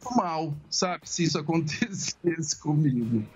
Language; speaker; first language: Portuguese; native; Portuguese